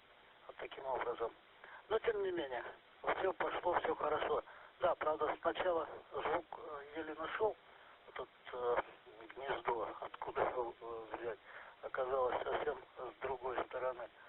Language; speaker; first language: Russian; native; Russian